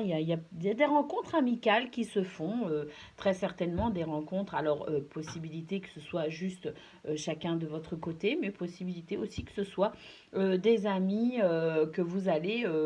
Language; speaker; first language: French; native; French